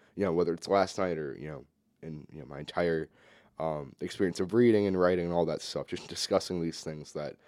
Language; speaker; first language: English; native; English